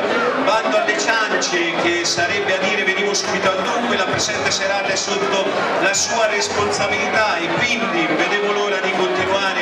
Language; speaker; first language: Italian; native; Italian